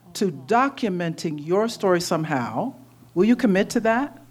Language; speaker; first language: English; native; English